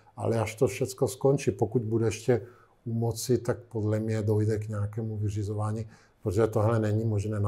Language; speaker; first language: Czech; non-native, fluent; Italian